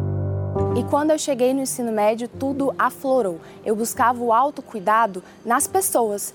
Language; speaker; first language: Portuguese; early bilingual, other home language; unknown